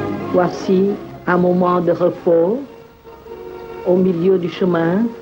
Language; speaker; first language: French; non-native, local second language; Khmer